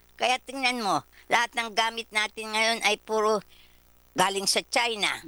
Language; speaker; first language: Filipino; native; Filipino